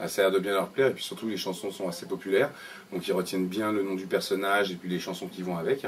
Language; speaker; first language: French; native; French